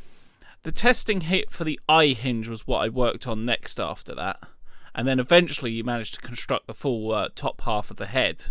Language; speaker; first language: English; native; English